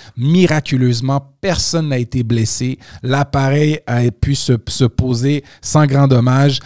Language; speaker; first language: French; native; French